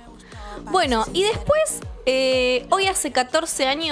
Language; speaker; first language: Spanish; native; Spanish